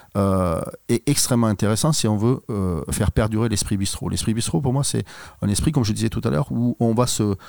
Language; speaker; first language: French; native; French